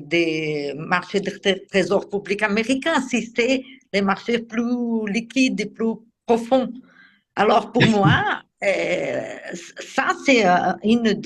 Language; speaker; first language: French; non-native, fluent; Portuguese